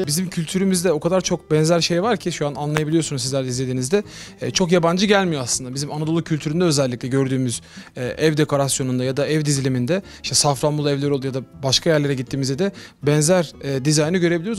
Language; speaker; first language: Turkish; native; Turkish